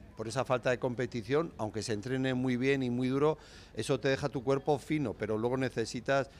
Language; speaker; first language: Spanish; native; Spanish